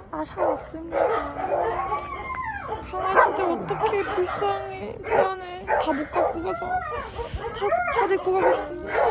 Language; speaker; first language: Korean; early bilingual, heritage; English